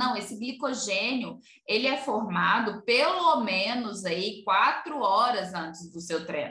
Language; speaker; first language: Portuguese; native; Portuguese